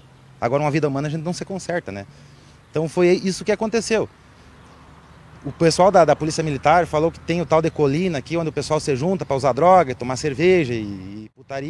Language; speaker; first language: Portuguese; native; Portuguese